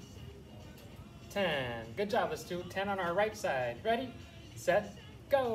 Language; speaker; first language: English; native; English